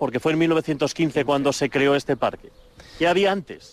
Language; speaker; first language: Spanish; native; Spanish